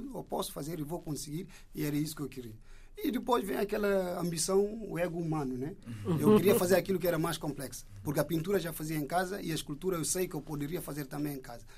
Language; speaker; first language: Portuguese; non-native, fluent; Indonesian